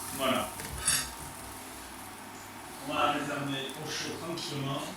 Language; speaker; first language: French; native; French